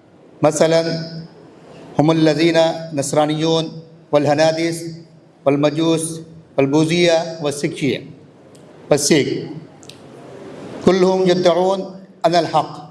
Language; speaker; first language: Arabic; non-native, learner; Urdu